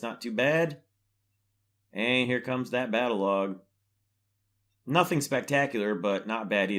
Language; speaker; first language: English; native; English